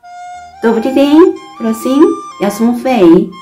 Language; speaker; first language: Czech; non-native, learner; Chinese